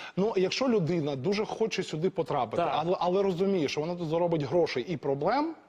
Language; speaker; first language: Ukrainian; non-native, local second language; Russian